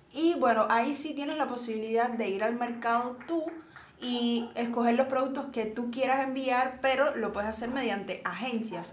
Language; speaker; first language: Spanish; native; Spanish